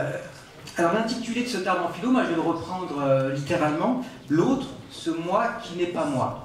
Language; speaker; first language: French; native; French